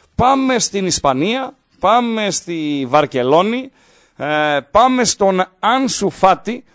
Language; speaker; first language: Greek; native; Greek